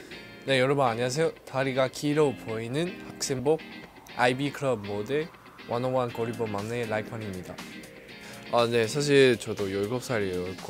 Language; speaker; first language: Korean; non-native, learner; Chinese